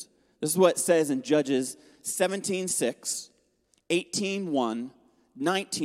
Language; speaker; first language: English; native; English